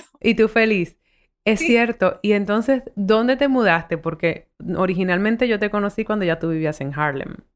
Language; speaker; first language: Spanish; early bilingual, heritage; Spanish